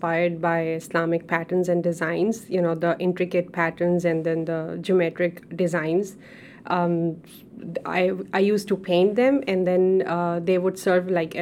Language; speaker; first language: English; non-native, local second language; Urdu